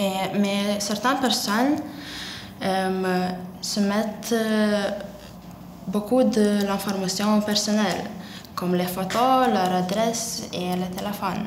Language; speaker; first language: French; non-native, learner; Lithuanian